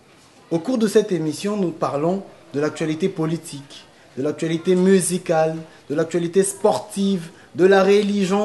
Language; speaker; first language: French; non-native, local second language; Lingala